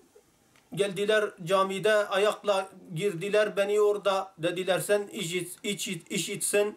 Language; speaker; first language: Turkish; non-native, local second language; Arabic